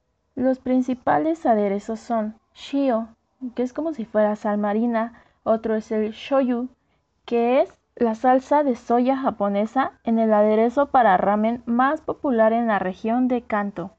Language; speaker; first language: Spanish; native; Spanish